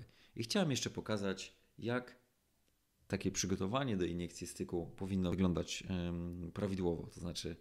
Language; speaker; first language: Polish; native; Polish